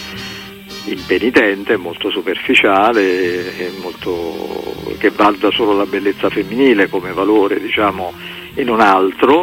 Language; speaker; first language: Italian; native; Italian